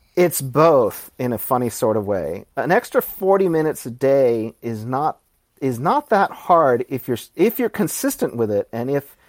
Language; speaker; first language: English; native; English